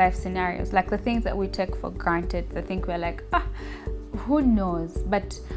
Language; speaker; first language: English; non-native, local second language; Ganda